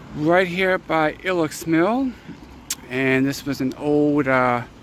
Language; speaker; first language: English; native; English